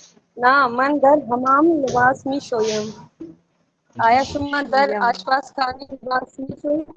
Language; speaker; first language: Persian; non-native, learner; Urdu